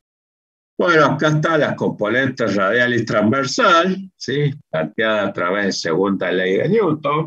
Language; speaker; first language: Spanish; native; Spanish